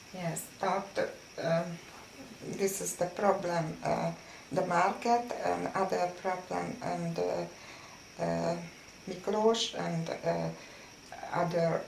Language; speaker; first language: English; non-native, learner; Hungarian